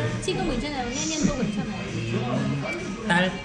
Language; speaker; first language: Korean; non-native, learner; Vietnamese